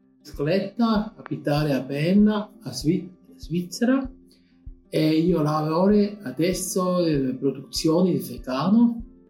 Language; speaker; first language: Italian; non-native, learner; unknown